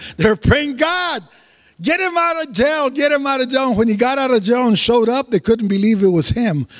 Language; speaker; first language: English; early bilingual, other home language; Spanish